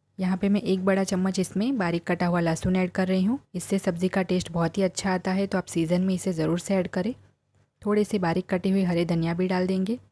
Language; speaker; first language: Hindi; non-native, local second language; Gujarati